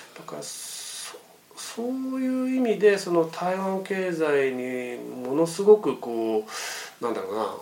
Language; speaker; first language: Japanese; native; Japanese